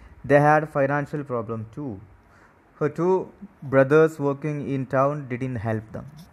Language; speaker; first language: English; non-native, local second language; Malayalam